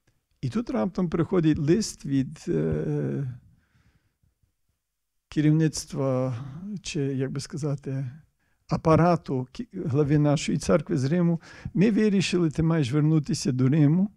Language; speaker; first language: Ukrainian; early bilingual, heritage; Ukrainian